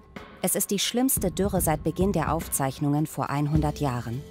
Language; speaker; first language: German; native; German